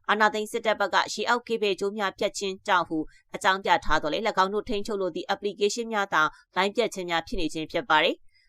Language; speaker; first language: Burmese; native; Burmese